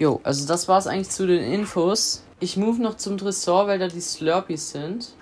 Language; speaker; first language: German; native; German